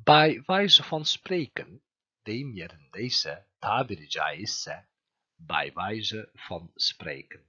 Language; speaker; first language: Dutch; non-native, fluent; Turkish